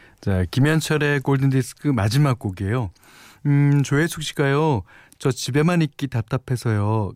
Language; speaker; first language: Korean; native; Korean